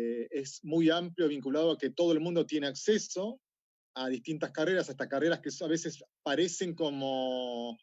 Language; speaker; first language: Spanish; native; Spanish